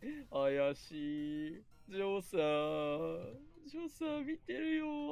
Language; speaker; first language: Japanese; native; Japanese